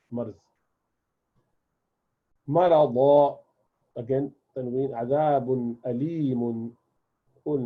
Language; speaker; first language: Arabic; non-native, fluent; Urdu